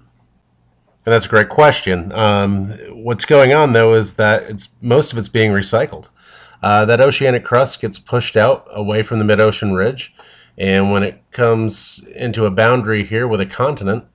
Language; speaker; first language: English; native; English